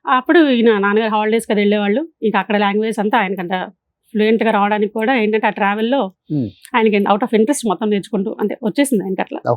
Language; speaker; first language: Telugu; native; Telugu